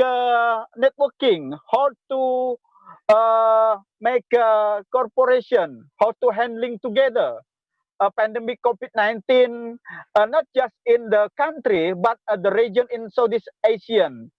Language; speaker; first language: English; non-native, local second language; Indonesian